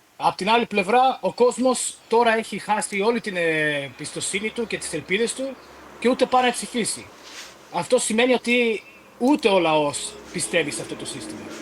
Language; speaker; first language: Greek; early bilingual, heritage; Greek